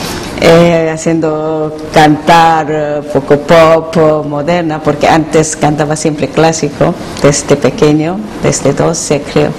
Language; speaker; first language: Spanish; non-native, learner; Korean